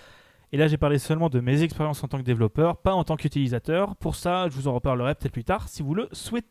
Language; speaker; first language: French; native; French